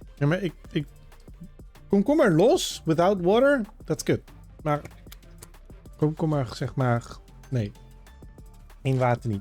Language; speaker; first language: Dutch; native; Dutch